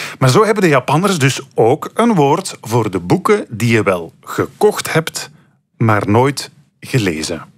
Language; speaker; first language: Dutch; native; Dutch